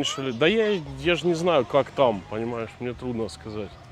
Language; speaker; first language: Russian; native; Russian